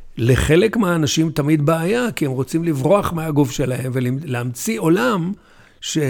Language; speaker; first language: Hebrew; native; Hebrew